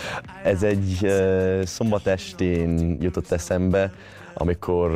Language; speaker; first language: Hungarian; early bilingual, heritage; Hungarian